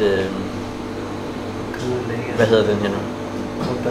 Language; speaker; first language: Danish; non-native, fluent; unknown